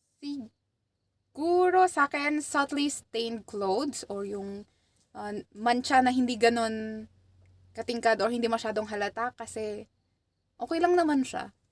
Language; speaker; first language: Filipino; non-native, local second language; Iloko